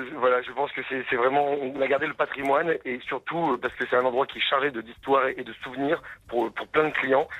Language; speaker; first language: French; native; French